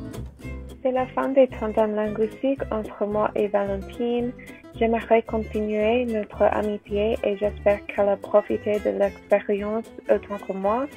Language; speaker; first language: French; non-native, learner; English